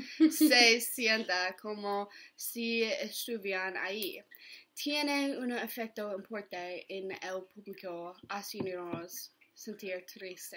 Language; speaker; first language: Spanish; non-native, learner; English